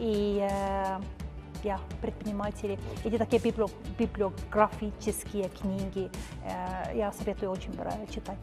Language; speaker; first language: Russian; non-native, fluent; Estonian